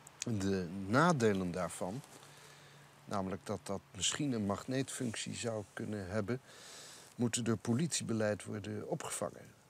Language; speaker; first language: Dutch; native; Dutch